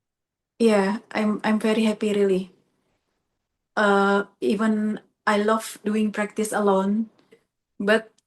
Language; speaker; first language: English; non-native, learner; Indonesian